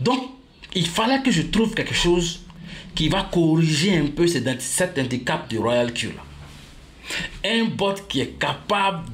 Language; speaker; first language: French; native; French